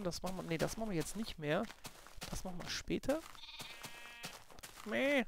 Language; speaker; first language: German; native; German